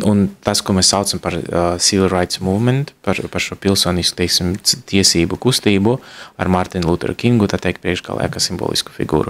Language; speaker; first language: Latvian; non-native, local second language; Russian